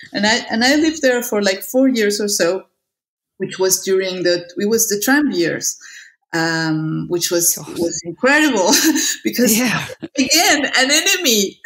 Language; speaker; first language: English; non-native, fluent; Spanish